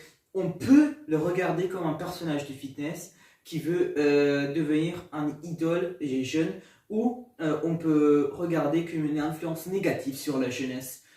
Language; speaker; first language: French; non-native, learner; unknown